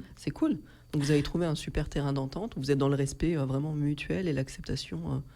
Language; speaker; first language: French; native; French